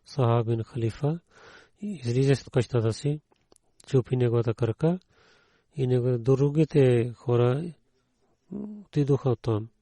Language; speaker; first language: Bulgarian; non-native, learner; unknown